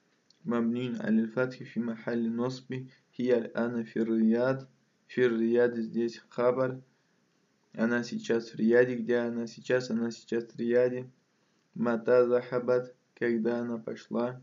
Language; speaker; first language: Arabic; non-native, fluent; Russian